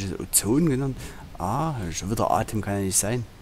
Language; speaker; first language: German; native; German